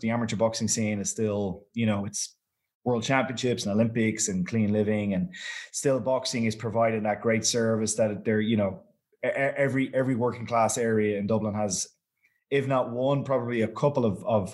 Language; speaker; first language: English; native; English